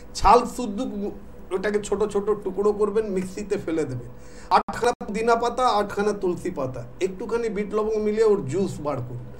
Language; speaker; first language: Bangla; non-native, local second language; Hindi